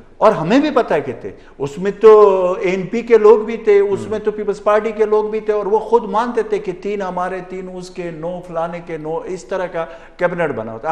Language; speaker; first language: Urdu; non-native, local second language; Pashto